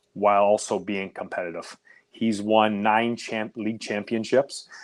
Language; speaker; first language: English; native; English